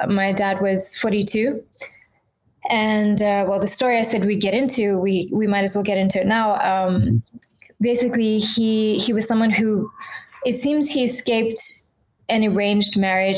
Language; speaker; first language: English; native; English